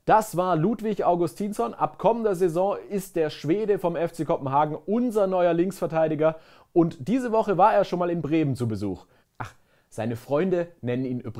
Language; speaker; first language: German; native; German